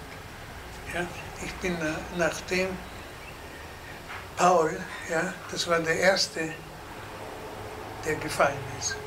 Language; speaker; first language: German; native; German